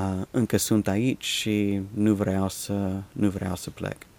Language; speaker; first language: Romanian; non-native, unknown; English